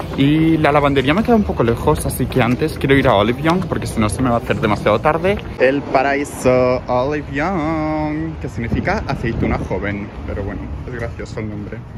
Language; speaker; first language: Spanish; native; Spanish